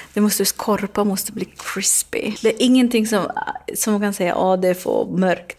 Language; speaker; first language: Swedish; non-native, learner; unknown